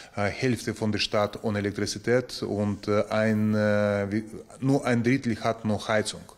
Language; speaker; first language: German; non-native, learner; Ukrainian